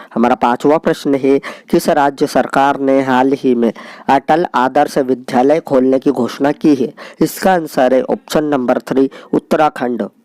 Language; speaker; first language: Hindi; native; Hindi